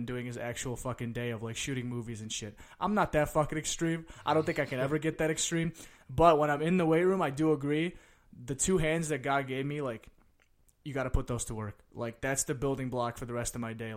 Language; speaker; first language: English; native; English